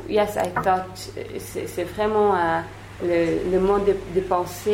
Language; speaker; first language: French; non-native, learner; Hebrew